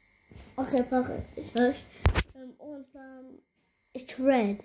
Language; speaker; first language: Russian; early bilingual, heritage; Russian